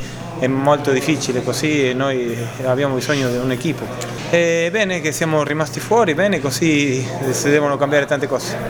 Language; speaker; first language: Italian; non-native, fluent; Spanish